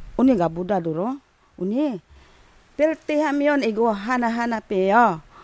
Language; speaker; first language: Korean; non-native, learner; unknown